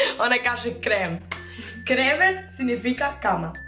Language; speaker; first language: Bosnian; non-native, learner; Spanish